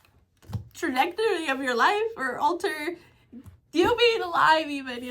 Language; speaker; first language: English; native; English